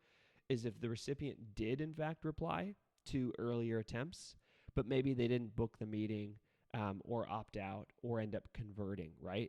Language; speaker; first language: English; native; English